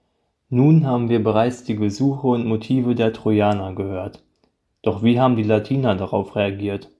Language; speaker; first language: German; native; German